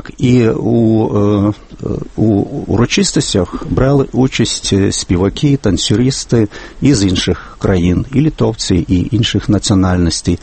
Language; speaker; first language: Ukrainian; non-native, fluent; Lithuanian